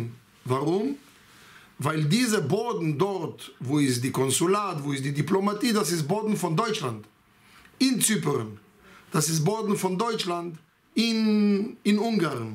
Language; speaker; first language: German; non-native, fluent; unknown